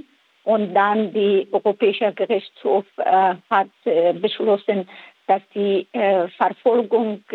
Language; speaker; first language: German; non-native, fluent; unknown